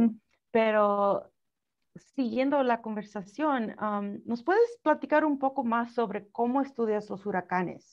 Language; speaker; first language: Spanish; early bilingual, heritage; Spanish